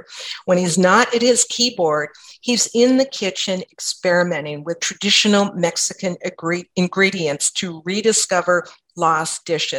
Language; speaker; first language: English; native; English